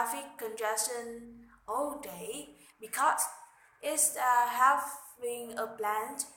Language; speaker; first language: English; non-native, learner; Vietnamese